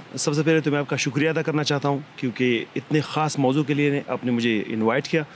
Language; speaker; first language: Urdu; non-native, local second language; Pashto